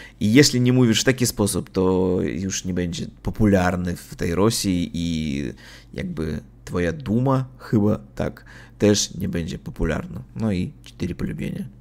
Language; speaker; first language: Polish; non-native, learner; Russian